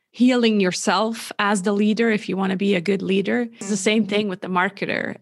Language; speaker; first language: English; non-native, fluent; German